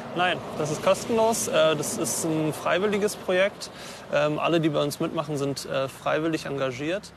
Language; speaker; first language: German; native; German